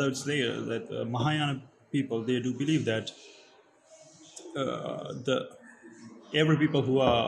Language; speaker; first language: English; non-native, local second language; Sinhala